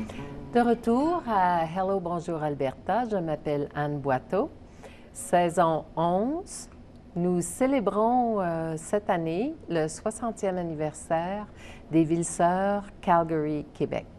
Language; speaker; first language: French; native; French